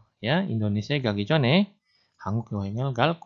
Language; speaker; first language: Korean; non-native, fluent; Indonesian